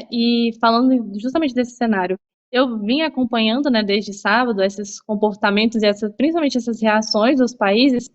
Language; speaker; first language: Portuguese; native; Portuguese